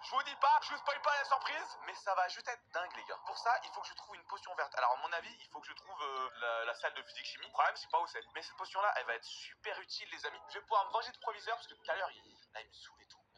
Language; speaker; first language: French; native; French